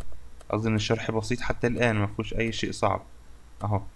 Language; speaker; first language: Arabic; native; Arabic